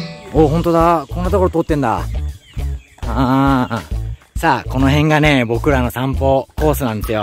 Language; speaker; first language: Japanese; native; Japanese